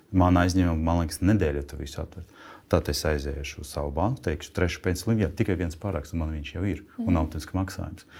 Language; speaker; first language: Latvian; non-native, local second language; Russian